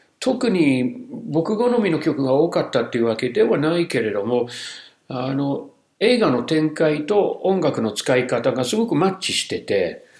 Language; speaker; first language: Japanese; non-native, fluent; English